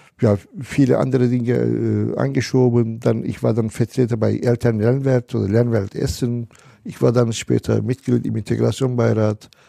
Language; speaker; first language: German; non-native, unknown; Turkish